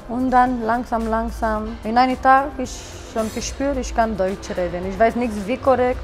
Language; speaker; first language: German; non-native, learner; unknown